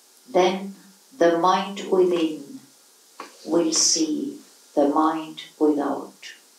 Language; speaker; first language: English; non-native, fluent; Estonian